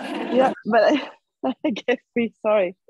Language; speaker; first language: English; non-native, fluent; French